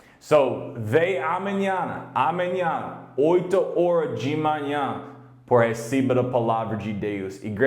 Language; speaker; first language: Portuguese; non-native, learner; English